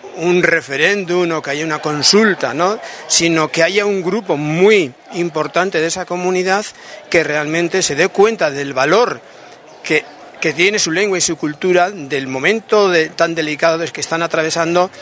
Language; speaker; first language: Spanish; non-native, local second language; Basque